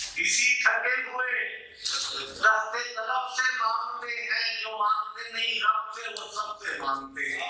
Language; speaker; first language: Urdu; native; Urdu